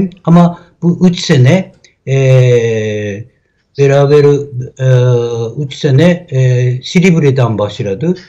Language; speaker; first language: Turkish; non-native, learner; Japanese